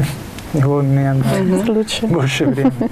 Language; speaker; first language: Russian; non-native, learner; Italian